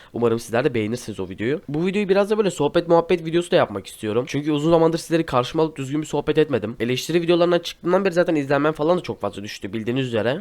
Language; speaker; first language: Turkish; native; Turkish